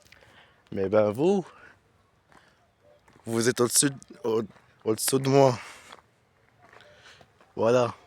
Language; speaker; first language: French; non-native, learner; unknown